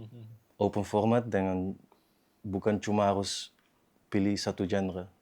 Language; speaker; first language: Indonesian; early bilingual, heritage; Dutch